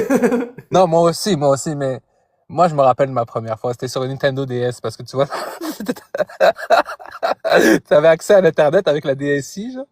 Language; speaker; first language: French; native; French